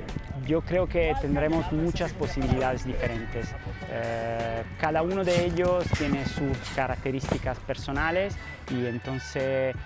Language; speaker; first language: Spanish; non-native, fluent; Italian